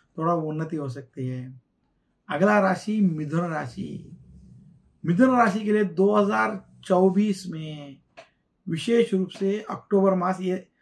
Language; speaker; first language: Hindi; non-native, local second language; Telugu